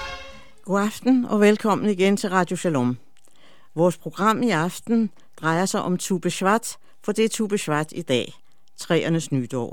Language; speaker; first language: Danish; native; Danish